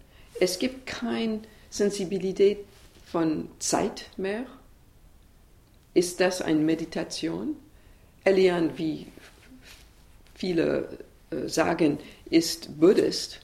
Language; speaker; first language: German; non-native, learner; English